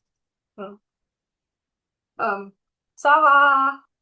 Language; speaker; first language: French; non-native, learner; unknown